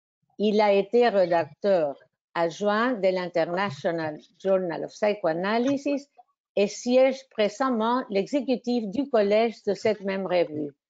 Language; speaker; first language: French; non-native, fluent; Spanish